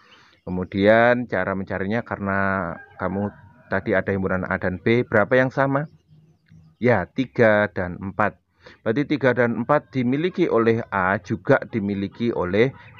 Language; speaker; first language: Indonesian; native; Indonesian